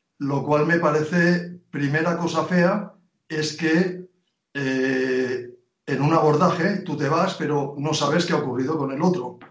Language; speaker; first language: Spanish; native; Spanish